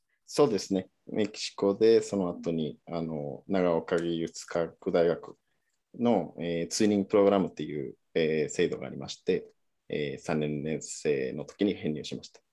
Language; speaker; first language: Japanese; non-native, fluent; Spanish